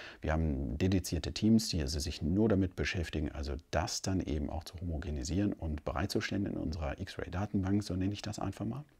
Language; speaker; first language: German; native; German